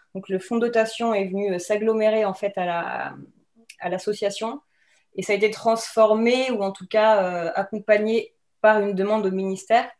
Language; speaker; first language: French; native; French